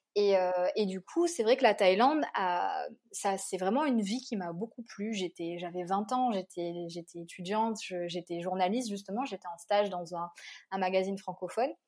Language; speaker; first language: French; native; French